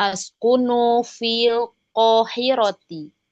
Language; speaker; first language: Arabic; non-native, learner; Indonesian